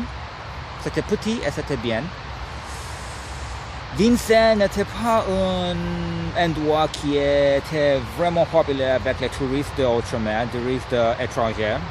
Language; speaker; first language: French; non-native, learner; English